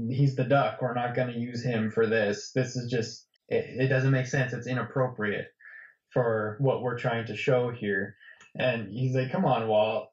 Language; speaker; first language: English; native; English